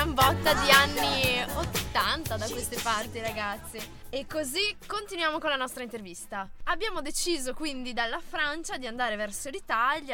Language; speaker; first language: Italian; native; Italian